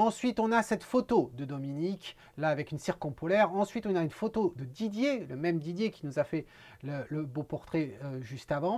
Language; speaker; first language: French; native; French